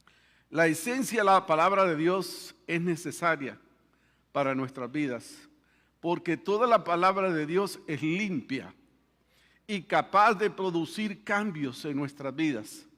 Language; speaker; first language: Spanish; native; Spanish